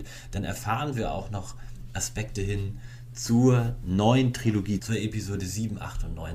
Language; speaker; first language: German; native; German